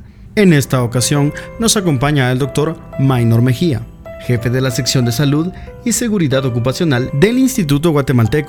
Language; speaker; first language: Spanish; native; Spanish